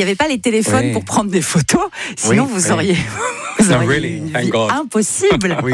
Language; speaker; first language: French; native; French